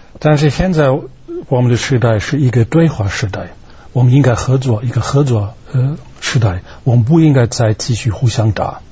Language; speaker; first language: Chinese; non-native, fluent; German